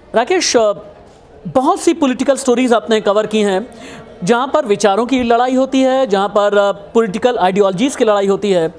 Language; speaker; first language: Hindi; native; Hindi